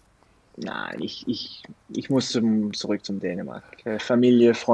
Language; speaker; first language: German; non-native, learner; Danish